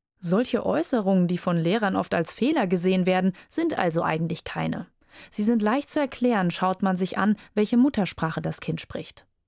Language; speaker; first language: German; native; German